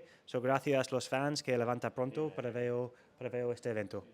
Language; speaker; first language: Spanish; non-native, learner; English